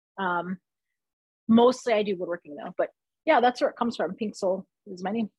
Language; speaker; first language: English; native; English